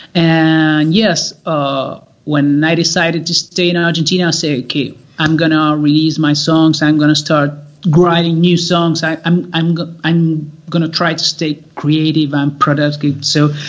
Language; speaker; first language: English; non-native, fluent; Spanish